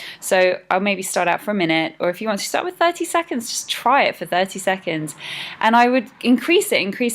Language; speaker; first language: English; native; English